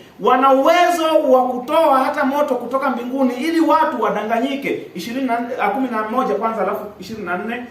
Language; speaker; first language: Swahili; non-native, local second language; Giryama